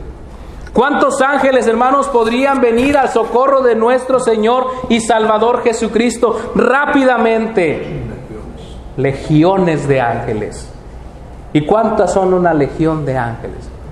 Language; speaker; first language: Spanish; native; Spanish